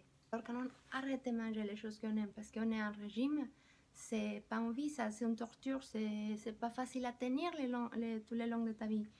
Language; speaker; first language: French; non-native, fluent; Spanish